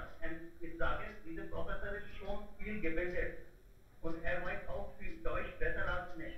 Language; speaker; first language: German; non-native, learner; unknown